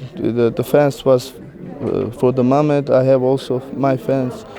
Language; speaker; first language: English; non-native, learner; Croatian